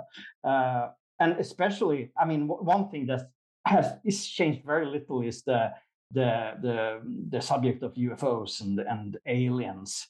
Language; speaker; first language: English; non-native, fluent; Swedish